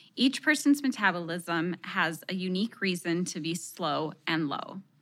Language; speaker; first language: English; early bilingual, other home language; Spanish